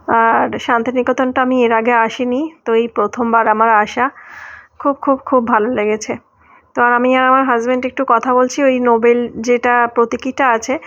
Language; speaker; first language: Bangla; native; Bangla